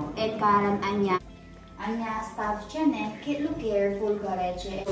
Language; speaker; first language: Gujarati; non-native, learner; Filipino